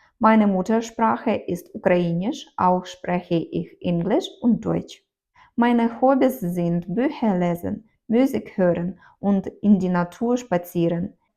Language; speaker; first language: German; non-native, learner; Ukrainian